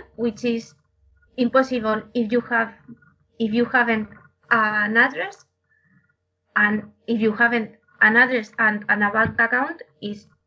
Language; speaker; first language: English; non-native, learner; Spanish